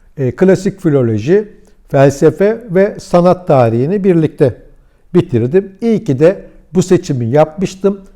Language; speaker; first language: Turkish; early bilingual, heritage; Turkish